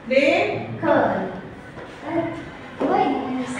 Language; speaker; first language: French; non-native, learner; Arabic